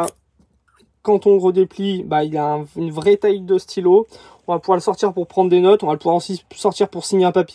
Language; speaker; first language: French; native; French